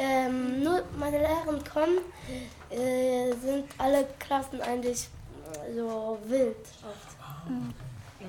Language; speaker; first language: German; early bilingual, other home language; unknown